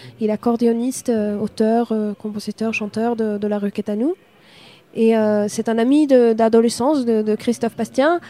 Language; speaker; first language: French; non-native, fluent; Swedish